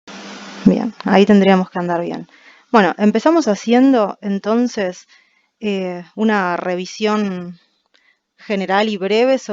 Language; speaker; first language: Spanish; native; Spanish